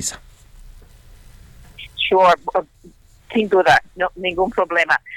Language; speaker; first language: Spanish; non-native, learner; English